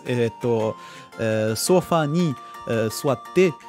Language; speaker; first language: Japanese; non-native, learner; French